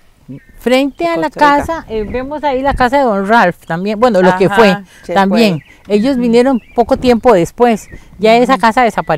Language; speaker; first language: Spanish; native; Spanish